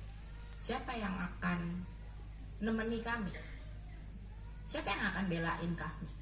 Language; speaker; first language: Indonesian; native; Indonesian